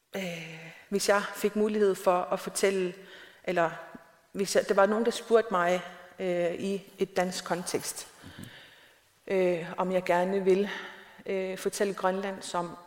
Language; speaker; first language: Danish; non-native, local second language; Kalaallisut